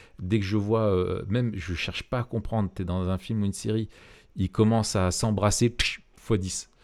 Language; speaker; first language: French; native; French